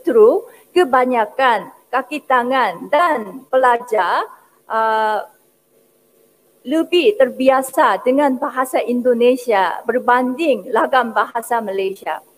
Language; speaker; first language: Indonesian; non-native, fluent; Korean